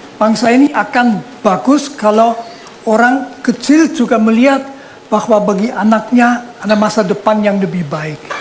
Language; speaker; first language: Indonesian; non-native, fluent; German